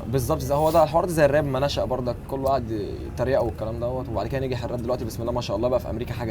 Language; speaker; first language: Arabic; native; Arabic